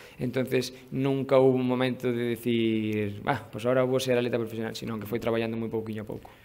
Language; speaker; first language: Galician; native; Galician